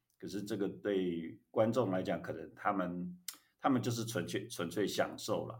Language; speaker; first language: Chinese; native; Chinese